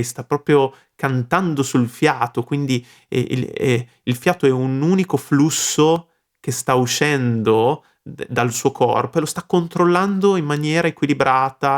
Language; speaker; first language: Italian; native; Italian